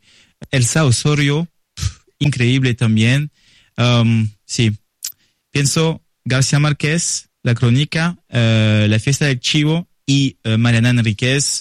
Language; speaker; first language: Spanish; non-native, learner; French